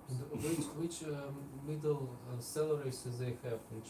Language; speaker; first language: English; non-native, learner; Russian